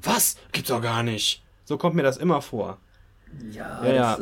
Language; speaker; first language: German; native; German